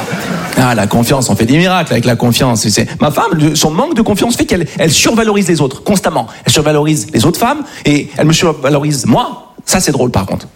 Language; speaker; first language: French; native; French